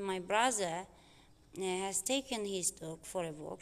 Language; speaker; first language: English; non-native, fluent; Azerbaijani